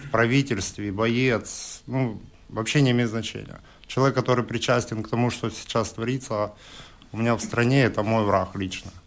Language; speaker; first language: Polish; non-native, learner; Russian